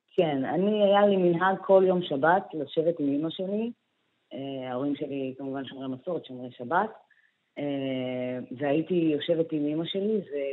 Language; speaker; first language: Hebrew; early bilingual, other home language; Amharic